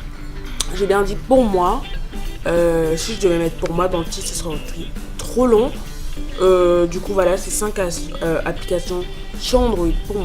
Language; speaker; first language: French; native; French